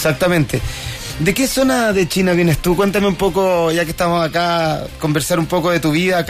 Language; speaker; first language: Spanish; native; Spanish